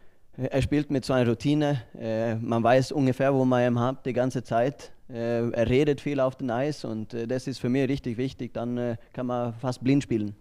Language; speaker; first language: German; non-native, learner; Swedish